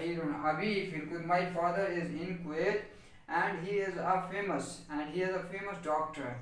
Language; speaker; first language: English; non-native, local second language; Urdu